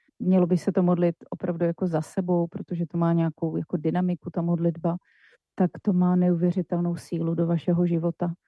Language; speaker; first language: Czech; native; Czech